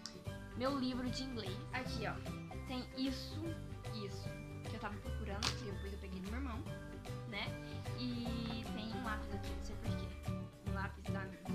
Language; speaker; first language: Portuguese; early bilingual, heritage; Portuguese